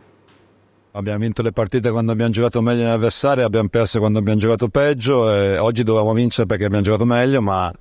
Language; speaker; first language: Italian; native; Italian